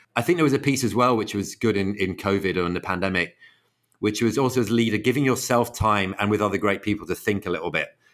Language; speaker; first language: English; native; English